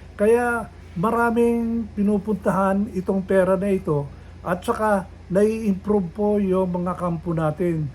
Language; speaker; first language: Filipino; non-native, local second language; Iloko